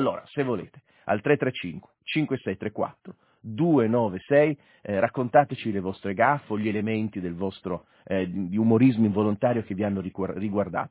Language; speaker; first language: Italian; native; Italian